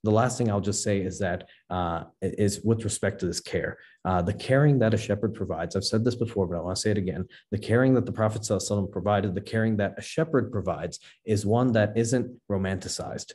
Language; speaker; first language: English; native; English